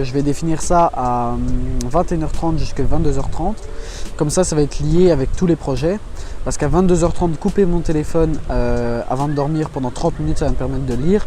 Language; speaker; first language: French; native; French